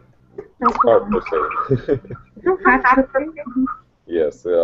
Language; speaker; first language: English; non-native, learner; Russian